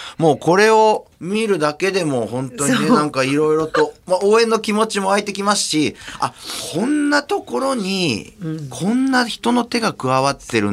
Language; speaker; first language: Japanese; native; Japanese